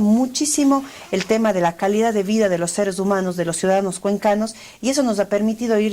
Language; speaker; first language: Spanish; native; Spanish